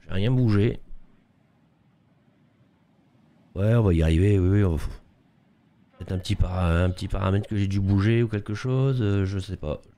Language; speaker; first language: French; native; French